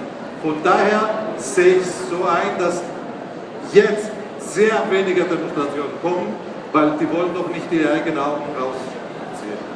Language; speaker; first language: German; non-native, fluent; Greek